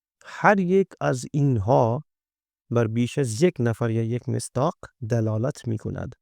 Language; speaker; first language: Persian; non-native, fluent; Urdu